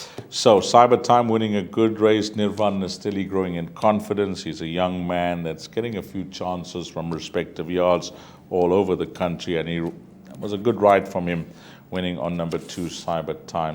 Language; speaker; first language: English; native; English